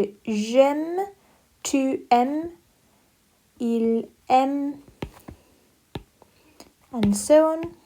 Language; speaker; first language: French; non-native, learner; English